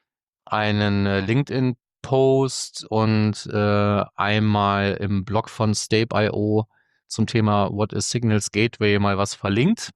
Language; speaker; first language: German; native; German